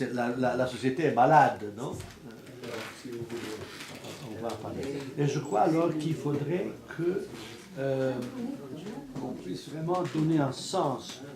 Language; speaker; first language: French; non-native, fluent; Italian